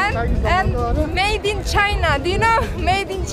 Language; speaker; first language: English; non-native, learner; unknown